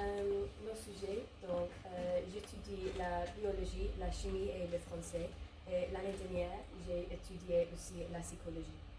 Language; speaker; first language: French; non-native, learner; English